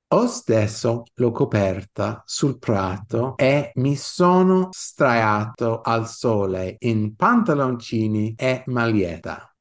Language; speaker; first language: Italian; non-native, learner; English